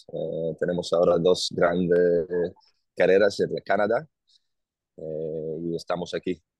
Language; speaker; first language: Spanish; non-native, learner; Hebrew